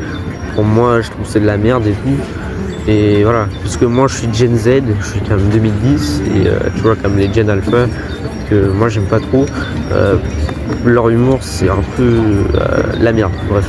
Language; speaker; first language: French; early bilingual, other home language; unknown